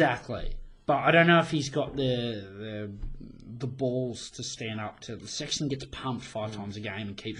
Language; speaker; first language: English; native; English